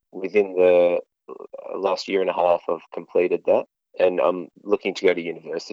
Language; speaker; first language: English; native; English